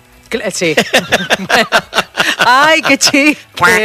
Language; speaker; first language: Spanish; native; Spanish